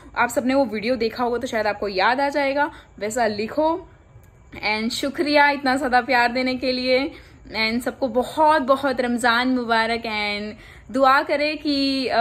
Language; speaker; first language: Hindi; non-native, local second language; Gujarati